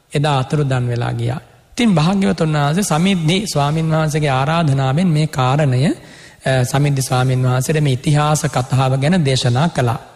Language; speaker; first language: Sinhala; native; Sinhala